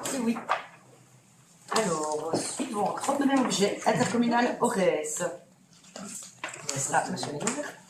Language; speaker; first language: French; native; French